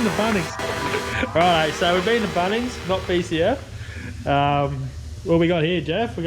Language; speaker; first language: English; native; English